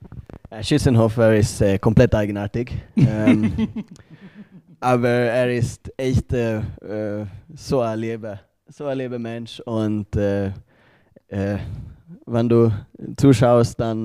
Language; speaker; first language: German; non-native, learner; Swedish